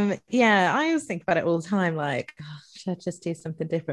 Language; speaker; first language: English; non-native, local second language; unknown